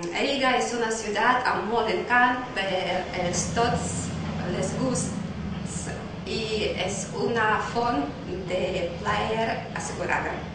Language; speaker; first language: Catalan; non-native, learner; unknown